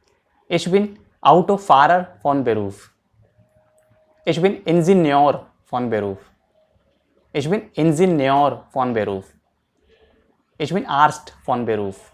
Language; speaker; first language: German; non-native, fluent; Hindi